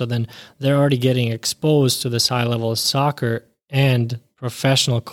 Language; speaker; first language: English; early bilingual, other home language; Bosnian